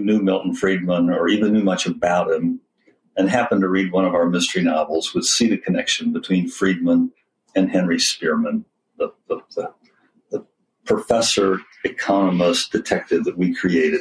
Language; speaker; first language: English; native; English